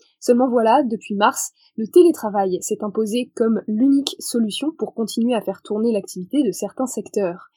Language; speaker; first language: French; native; French